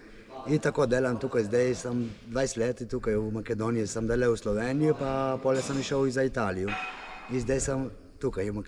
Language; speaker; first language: Slovenian; non-native, learner; Macedonian